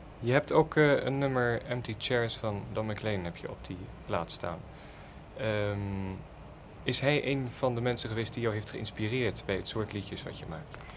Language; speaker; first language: Dutch; native; Dutch